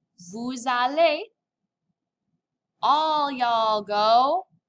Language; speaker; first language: French; non-native, fluent; English